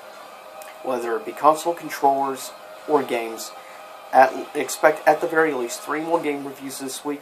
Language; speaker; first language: English; native; English